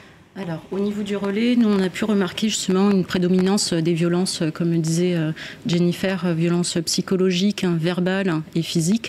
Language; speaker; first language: French; native; French